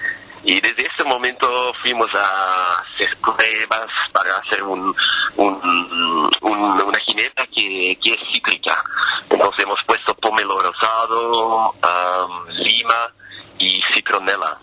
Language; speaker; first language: Spanish; non-native, fluent; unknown